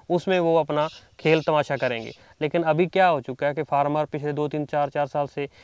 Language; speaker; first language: Hindi; non-native, local second language; Punjabi